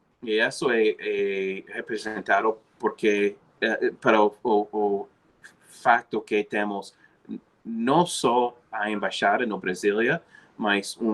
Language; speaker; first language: Portuguese; non-native, fluent; English